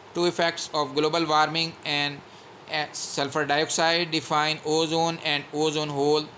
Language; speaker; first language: English; non-native, local second language; Urdu